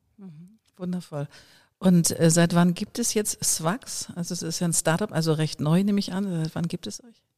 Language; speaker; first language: German; native; German